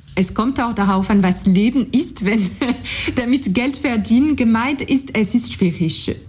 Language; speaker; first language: German; non-native, fluent; French